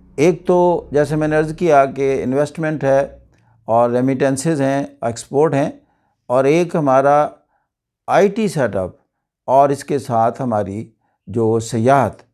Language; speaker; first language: Urdu; native; Urdu